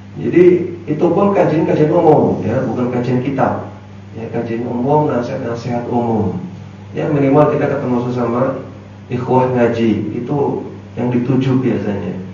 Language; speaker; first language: Indonesian; native; Indonesian